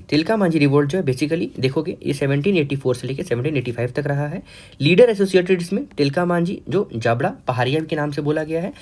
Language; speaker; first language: Hindi; native; Hindi